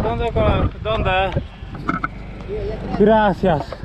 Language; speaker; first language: Spanish; non-native, learner; Polish